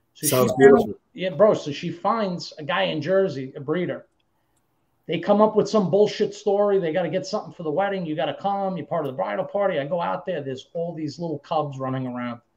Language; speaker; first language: English; native; English